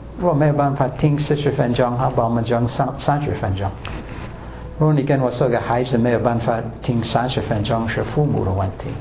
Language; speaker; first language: Chinese; non-native, fluent; English